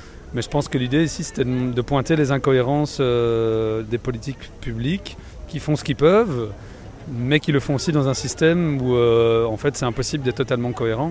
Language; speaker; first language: French; native; French